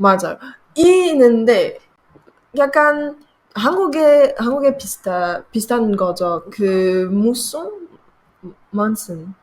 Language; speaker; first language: Korean; non-native, learner; French